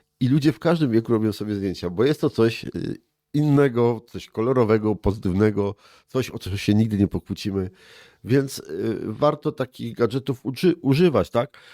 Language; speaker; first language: Polish; native; Polish